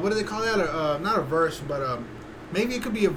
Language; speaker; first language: English; early bilingual, other home language; Spanish